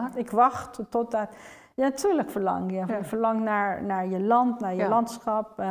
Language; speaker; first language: Dutch; non-native, fluent; Persian